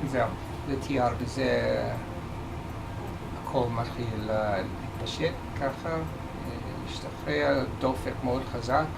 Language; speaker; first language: Hebrew; non-native, fluent; English